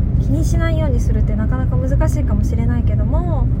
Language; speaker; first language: Japanese; native; Japanese